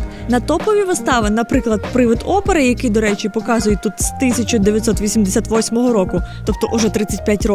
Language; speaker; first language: Ukrainian; native; Ukrainian